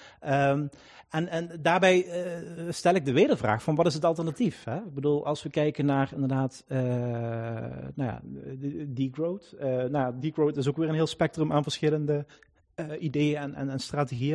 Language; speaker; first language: Dutch; native; Dutch